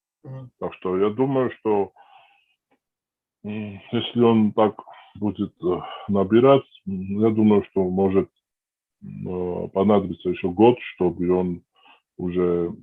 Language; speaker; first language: Russian; non-native, fluent; Georgian